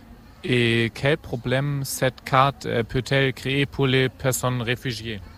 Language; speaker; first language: French; non-native, fluent; German